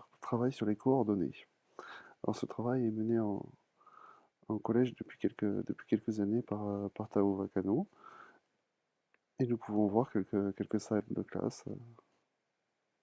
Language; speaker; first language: French; native; French